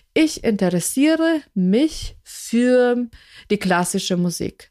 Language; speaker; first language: German; non-native, fluent; Ukrainian